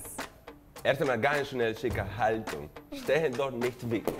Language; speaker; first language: German; non-native, fluent; Spanish